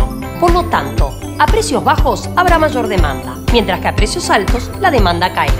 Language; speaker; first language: Spanish; native; Spanish